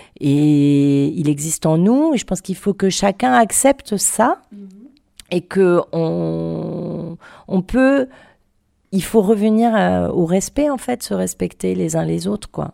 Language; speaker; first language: French; native; French